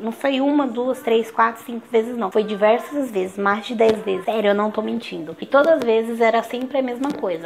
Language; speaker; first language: Portuguese; native; Portuguese